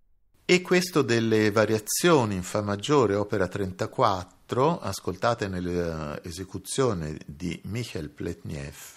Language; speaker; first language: Italian; native; Italian